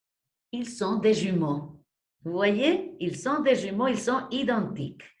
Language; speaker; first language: French; non-native, fluent; Spanish